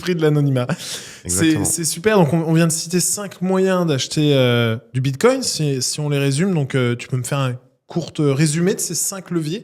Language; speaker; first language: French; native; French